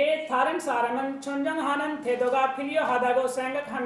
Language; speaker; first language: Korean; non-native, learner; Urdu